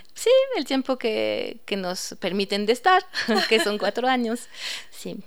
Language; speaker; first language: Spanish; non-native, fluent; French